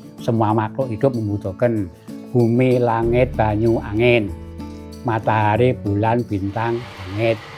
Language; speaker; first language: Indonesian; non-native, local second language; Javanese